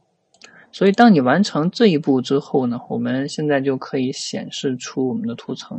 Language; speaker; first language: Chinese; native; Chinese